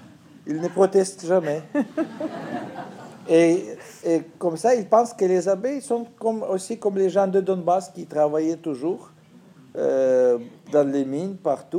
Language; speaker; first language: French; non-native, fluent; Russian